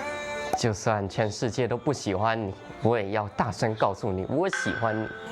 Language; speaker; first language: Chinese; native; Chinese